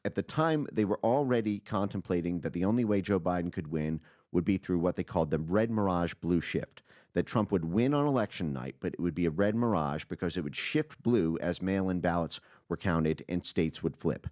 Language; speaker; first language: English; native; English